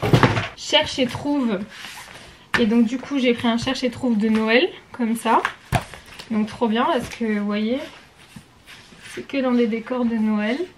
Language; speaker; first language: French; native; French